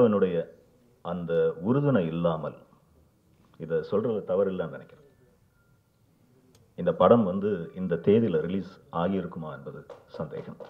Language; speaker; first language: Tamil; native; Tamil